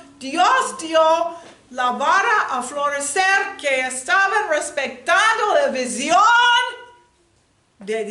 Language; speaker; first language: Spanish; non-native, learner; English